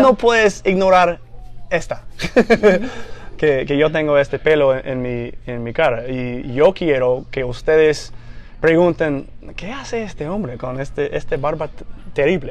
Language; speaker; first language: Spanish; non-native, fluent; English